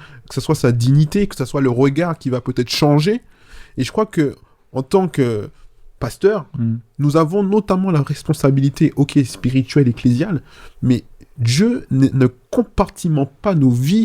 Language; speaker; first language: French; native; French